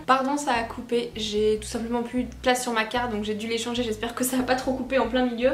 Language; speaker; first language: French; native; French